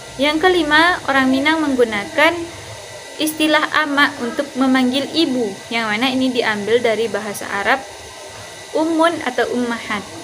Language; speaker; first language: Indonesian; non-native, local second language; Minangkabau